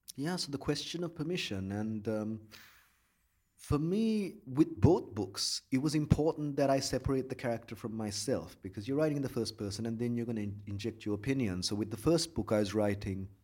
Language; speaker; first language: English; non-native, local second language; Sinhala